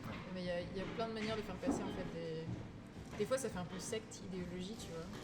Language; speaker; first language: French; native; French